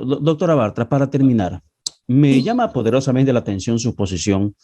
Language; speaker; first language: Spanish; native; Spanish